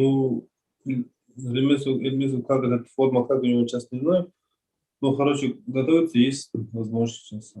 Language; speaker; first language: Russian; non-native, learner; Kazakh